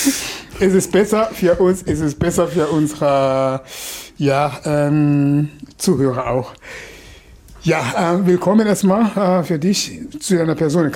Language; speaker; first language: German; non-native, fluent; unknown